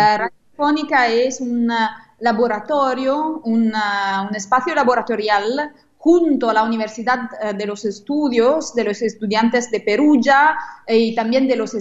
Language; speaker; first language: Spanish; non-native, fluent; Italian